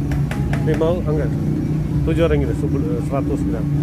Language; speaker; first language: Indonesian; non-native, learner; Malayalam